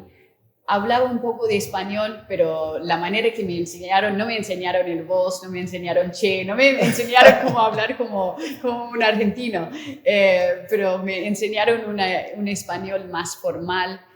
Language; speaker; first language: Spanish; non-native, fluent; English